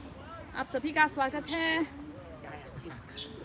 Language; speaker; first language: Hindi; non-native, fluent; Chinese